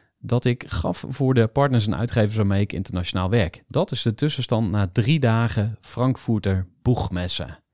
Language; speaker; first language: Dutch; native; Dutch